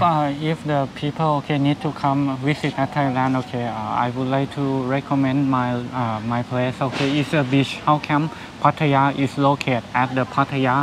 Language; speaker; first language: English; non-native, learner; Thai